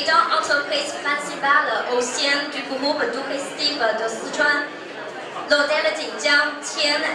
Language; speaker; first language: French; non-native, learner; Chinese